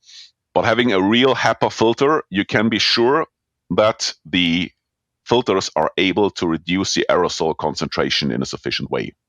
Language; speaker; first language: English; non-native, fluent; German